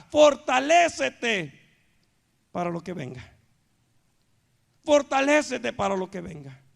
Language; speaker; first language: Spanish; native; Spanish